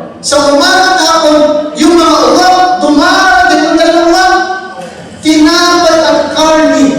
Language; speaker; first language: Filipino; native; Filipino